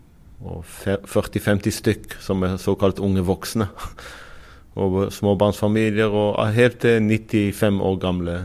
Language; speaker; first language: Norwegian; non-native, fluent; Arabic